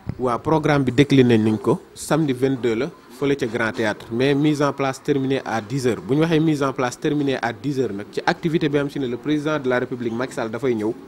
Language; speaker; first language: Wolof; non-native, local second language; Fula